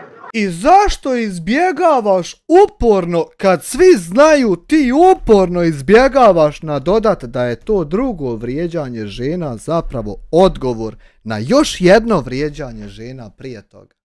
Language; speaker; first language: Bosnian; native; Bosnian